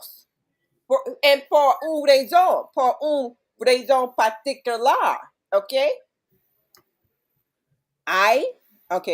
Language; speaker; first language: Spanish; non-native, learner; English